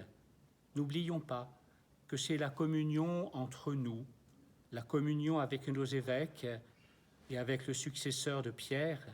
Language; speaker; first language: French; native; French